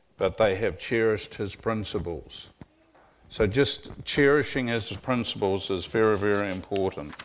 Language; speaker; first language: English; native; English